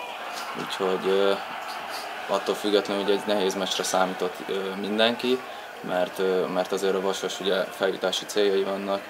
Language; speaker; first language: Hungarian; native; Hungarian